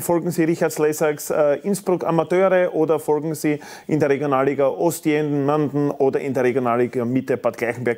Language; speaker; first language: German; native; German